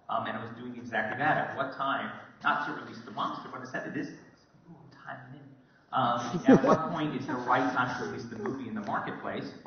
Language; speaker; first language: English; native; English